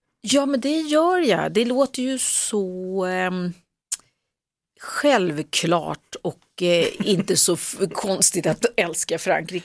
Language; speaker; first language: Swedish; native; Swedish